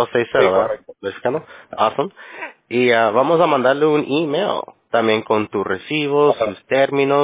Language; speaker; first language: Spanish; early bilingual, heritage; Spanish